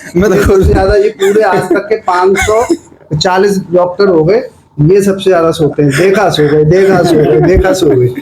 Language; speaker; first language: Hindi; native; Hindi